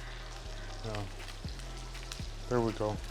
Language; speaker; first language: English; native; English